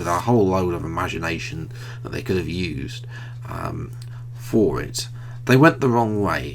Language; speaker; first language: English; native; English